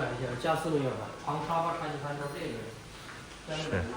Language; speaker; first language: Chinese; native; Chinese